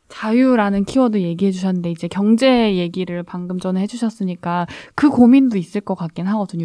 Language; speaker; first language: Korean; native; Korean